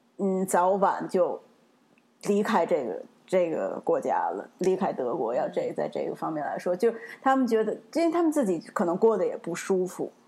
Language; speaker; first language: Chinese; native; Chinese